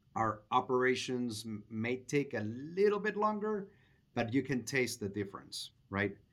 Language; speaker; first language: English; non-native, fluent; Spanish